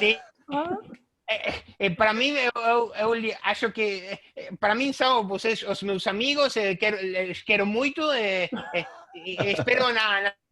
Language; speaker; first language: Portuguese; non-native, fluent; Spanish